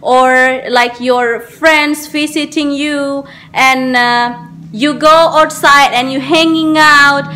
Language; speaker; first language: English; non-native, learner; Indonesian